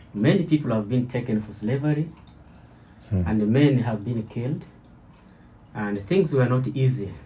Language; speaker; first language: English; non-native, learner; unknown